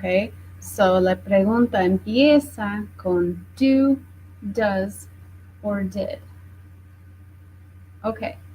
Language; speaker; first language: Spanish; non-native, fluent; English